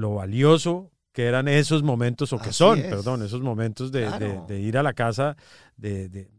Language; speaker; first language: Spanish; native; Spanish